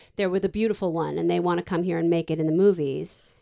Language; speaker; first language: English; native; English